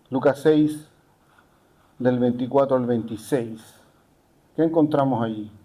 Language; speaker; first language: Spanish; native; Spanish